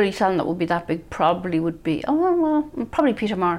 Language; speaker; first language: English; native; English